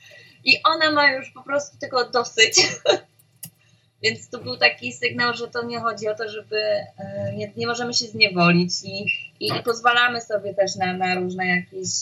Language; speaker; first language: Polish; native; Polish